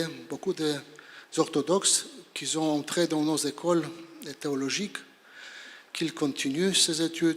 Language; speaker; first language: French; non-native, fluent; Polish